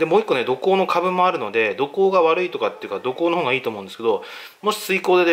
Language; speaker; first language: Japanese; native; Japanese